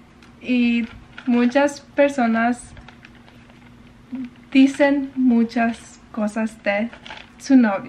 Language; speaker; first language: Spanish; early bilingual, heritage; English